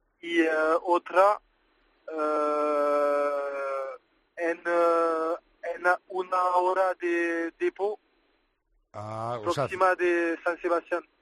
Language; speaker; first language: Spanish; non-native, learner; French